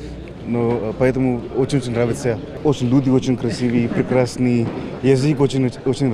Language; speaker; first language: Russian; non-native, learner; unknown